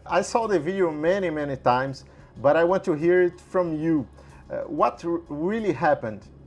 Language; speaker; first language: English; non-native, fluent; Portuguese